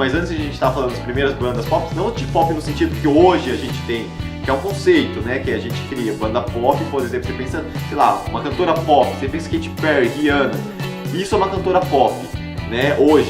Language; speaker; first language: Portuguese; native; Portuguese